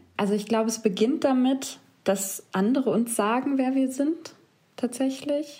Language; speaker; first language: German; native; German